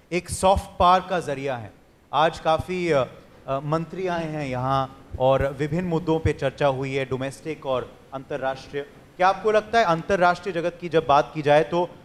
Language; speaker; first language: Hindi; native; Hindi